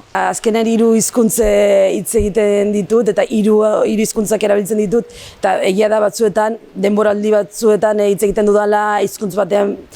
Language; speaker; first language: Basque; non-native, local second language; Arabic